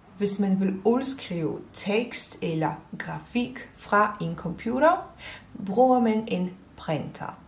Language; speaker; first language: Danish; non-native, fluent; Polish